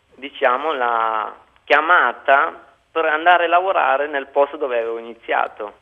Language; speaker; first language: Italian; non-native, fluent; Albanian